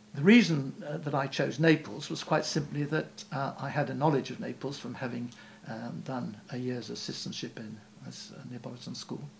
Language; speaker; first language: English; native; English